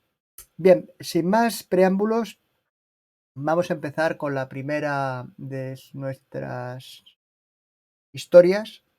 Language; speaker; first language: Spanish; native; Spanish